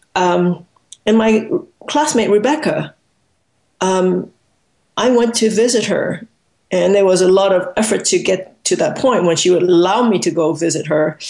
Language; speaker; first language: English; non-native, local second language; Cantonese